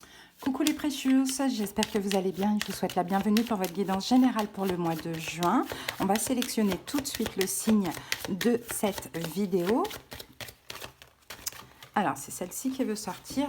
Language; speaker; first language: French; native; French